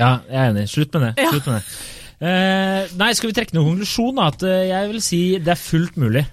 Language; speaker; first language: Norwegian; native; Norwegian